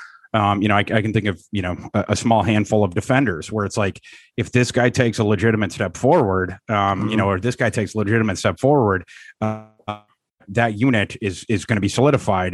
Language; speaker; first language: English; native; English